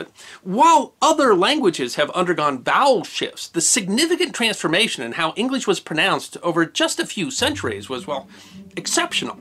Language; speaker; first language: English; native; English